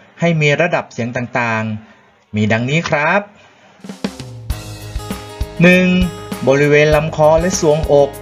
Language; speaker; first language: Thai; native; Thai